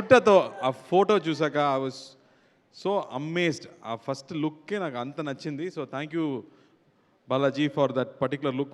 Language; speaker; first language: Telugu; non-native, local second language; Tamil